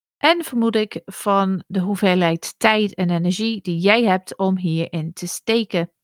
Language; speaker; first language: Dutch; non-native, fluent; English